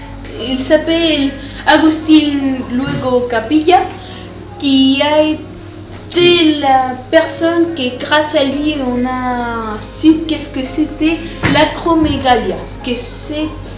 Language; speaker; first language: French; non-native, fluent; Spanish